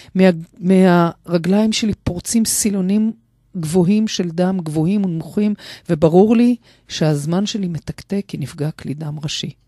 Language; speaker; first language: Hebrew; native; Hebrew